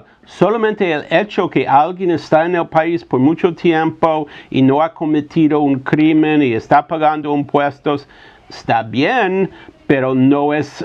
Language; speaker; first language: Spanish; non-native, fluent; English